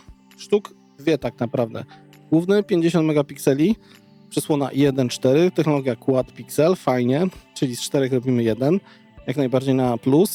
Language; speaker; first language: Polish; native; Polish